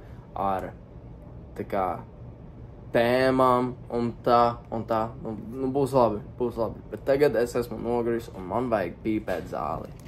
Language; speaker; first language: Latvian; early bilingual, heritage; Latvian